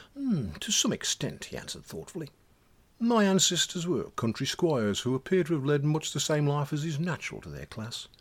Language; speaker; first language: English; native; English